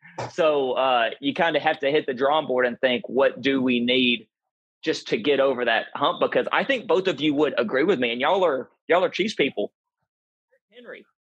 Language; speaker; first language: English; native; English